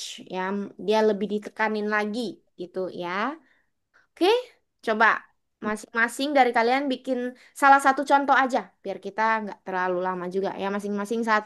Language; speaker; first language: Indonesian; native; Indonesian